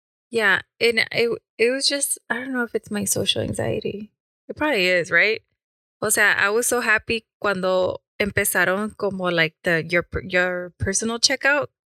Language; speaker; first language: English; early bilingual, other home language; Spanish